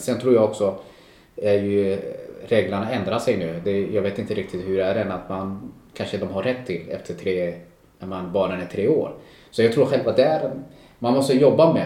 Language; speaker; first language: Swedish; non-native, local second language; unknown